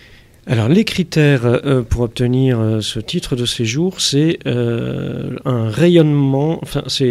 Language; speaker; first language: French; native; French